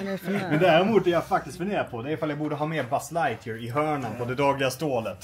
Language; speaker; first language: Swedish; native; Swedish